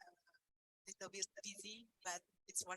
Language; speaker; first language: English; non-native, learner; Indonesian